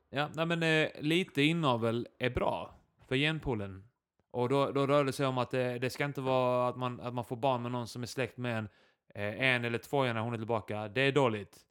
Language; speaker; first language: Swedish; early bilingual, other home language; Icelandic